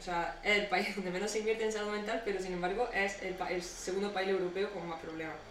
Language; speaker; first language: Spanish; native; Spanish